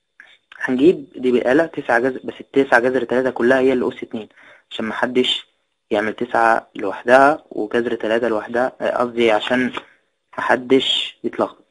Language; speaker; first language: Arabic; native; Arabic